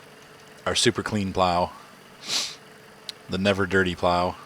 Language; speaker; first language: English; native; English